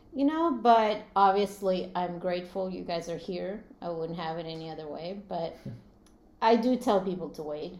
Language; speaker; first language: English; early bilingual, other home language; Latvian